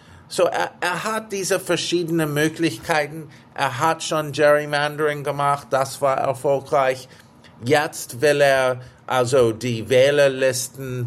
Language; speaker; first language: German; non-native, fluent; English